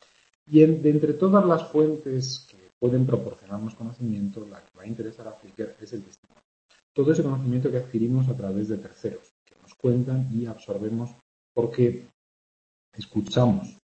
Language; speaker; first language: Spanish; native; Spanish